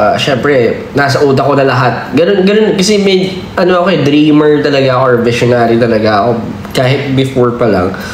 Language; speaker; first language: Filipino; native; Filipino